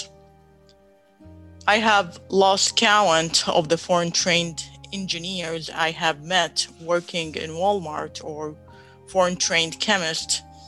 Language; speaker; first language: English; non-native, fluent; Arabic